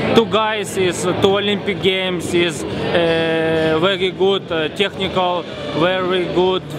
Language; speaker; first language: English; non-native, learner; Ukrainian